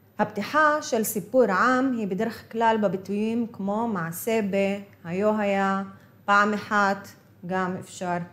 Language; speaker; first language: Hebrew; non-native, local second language; Arabic